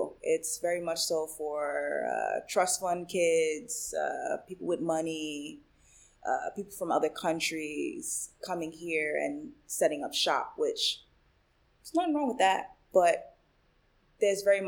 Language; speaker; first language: English; early bilingual, other home language; Spanish